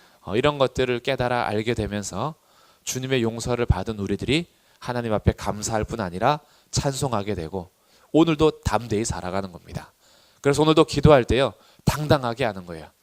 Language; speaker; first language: Korean; native; Korean